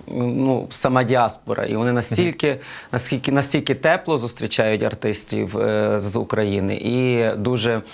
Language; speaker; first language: Ukrainian; native; Ukrainian